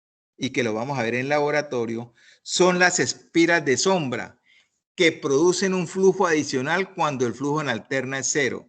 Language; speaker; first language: Spanish; native; Spanish